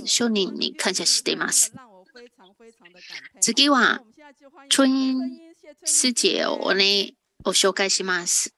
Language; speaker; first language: Japanese; non-native, fluent; Chinese